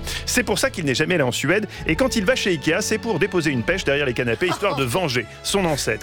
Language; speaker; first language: French; native; French